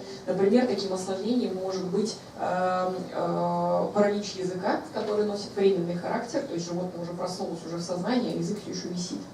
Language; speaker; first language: Russian; native; Russian